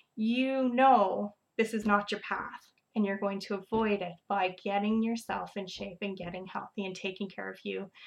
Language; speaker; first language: English; native; English